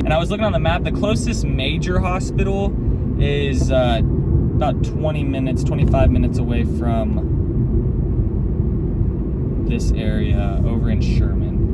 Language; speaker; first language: English; native; English